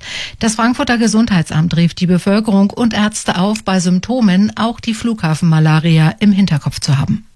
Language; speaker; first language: German; native; German